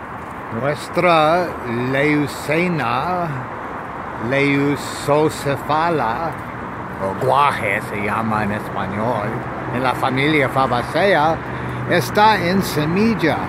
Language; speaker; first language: Spanish; non-native, learner; English